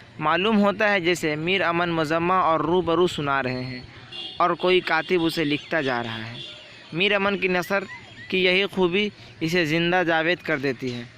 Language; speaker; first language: Urdu; native; Urdu